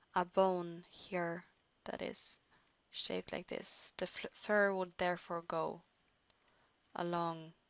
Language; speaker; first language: English; non-native, fluent; Norwegian